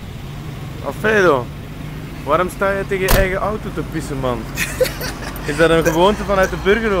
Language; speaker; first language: Dutch; native; Dutch